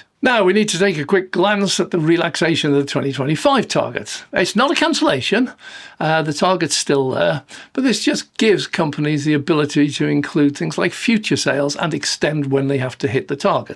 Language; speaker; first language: English; native; English